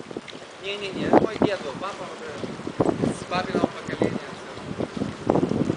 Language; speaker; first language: Russian; early bilingual, heritage; Russian